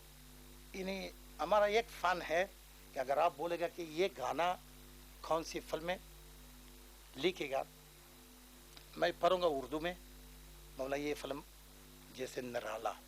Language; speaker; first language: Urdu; non-native, learner; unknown